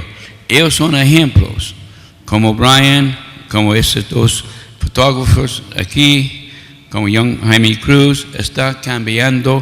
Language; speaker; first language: Spanish; non-native, learner; English